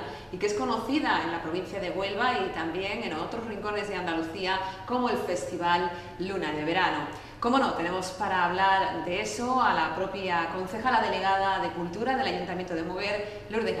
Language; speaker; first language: Spanish; native; Spanish